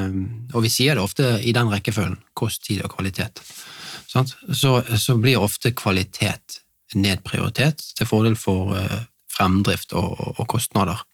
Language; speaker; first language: Norwegian; native; Norwegian